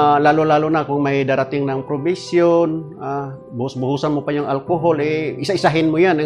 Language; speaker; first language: Filipino; non-native, local second language; Cebuano